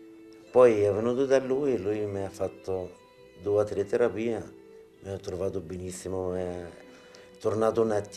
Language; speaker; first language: Italian; non-native, learner; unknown